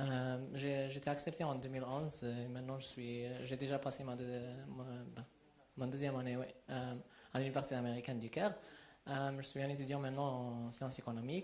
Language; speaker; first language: French; non-native, local second language; Arabic